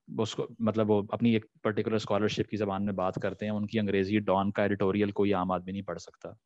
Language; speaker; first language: Urdu; native; Urdu